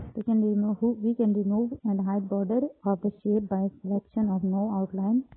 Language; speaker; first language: English; non-native, local second language; Urdu